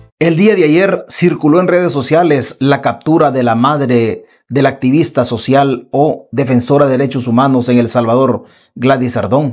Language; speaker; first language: Spanish; native; Spanish